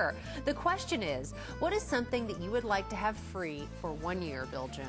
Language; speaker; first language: English; native; English